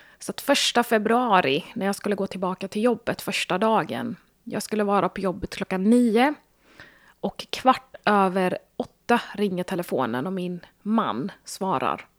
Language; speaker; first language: Swedish; early bilingual, other home language; Gujarati